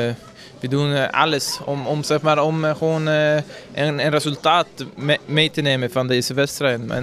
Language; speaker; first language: Dutch; non-native, fluent; Swedish